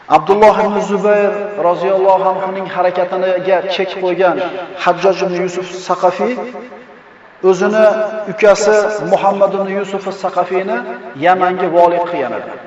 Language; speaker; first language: Uzbek; native; Uzbek